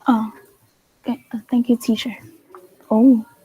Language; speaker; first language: English; non-native, learner; Vietnamese